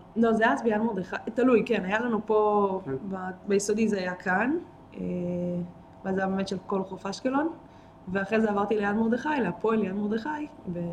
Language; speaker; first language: Hebrew; native; Hebrew